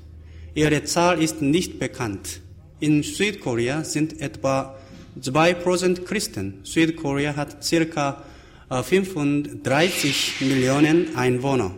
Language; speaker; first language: German; non-native, fluent; Korean